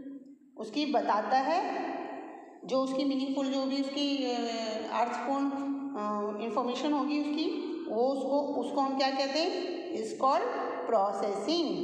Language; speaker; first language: Hindi; native; Hindi